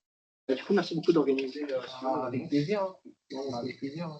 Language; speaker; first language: French; native; French